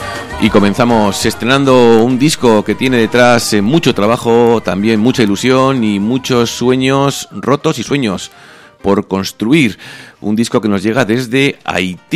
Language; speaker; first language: Spanish; native; Spanish